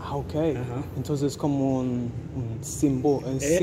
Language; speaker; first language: Spanish; non-native, learner; English